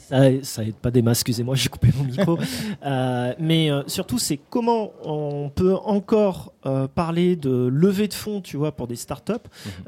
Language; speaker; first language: French; native; French